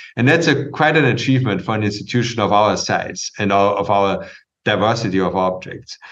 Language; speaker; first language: English; non-native, fluent; German